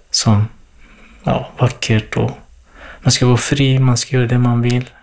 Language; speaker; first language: Swedish; non-native, fluent; Kurdish